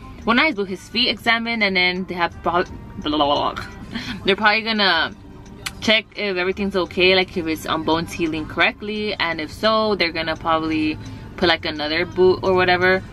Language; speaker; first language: English; early bilingual, other home language; Spanish